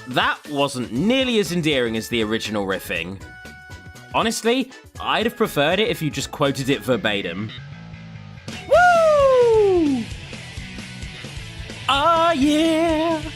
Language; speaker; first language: English; native; English